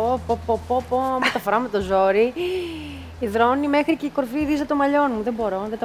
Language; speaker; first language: Greek; native; Greek